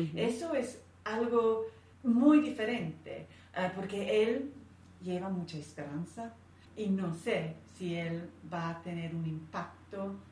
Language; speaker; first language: Spanish; non-native, fluent; English